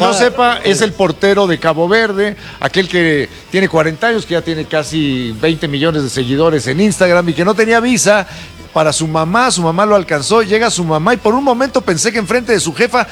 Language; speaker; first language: Spanish; native; Spanish